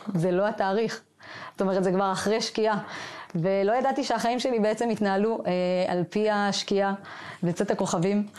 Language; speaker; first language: Hebrew; native; Hebrew